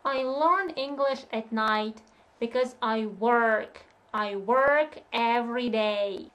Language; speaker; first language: English; non-native, fluent; Russian